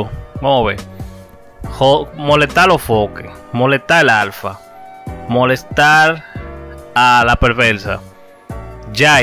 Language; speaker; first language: Spanish; native; Spanish